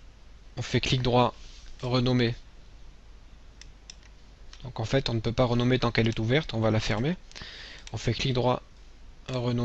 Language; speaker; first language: French; native; French